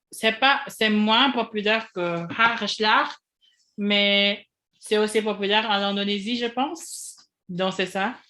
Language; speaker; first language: French; non-native, fluent; Indonesian